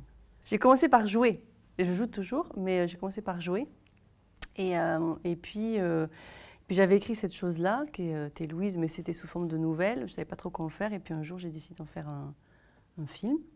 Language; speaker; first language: French; native; French